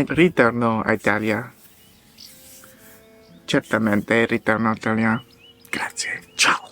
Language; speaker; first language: Italian; non-native, learner; English